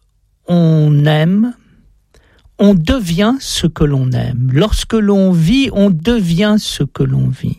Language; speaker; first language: French; native; French